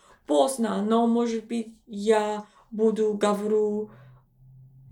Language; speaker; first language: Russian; non-native, learner; English